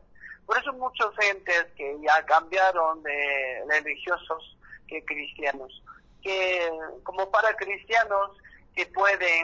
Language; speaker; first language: Spanish; non-native, learner; Korean